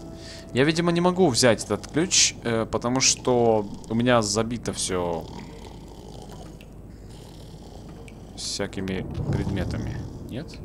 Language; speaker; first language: Russian; native; Russian